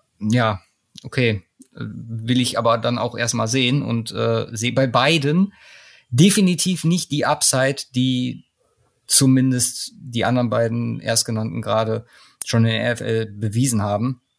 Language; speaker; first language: German; native; German